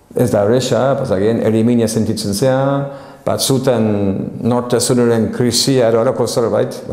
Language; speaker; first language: Basque; non-native, fluent; English